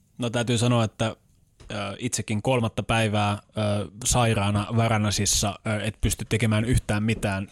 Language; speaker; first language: Finnish; native; Finnish